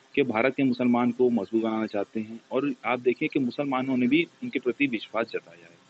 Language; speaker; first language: Hindi; native; Hindi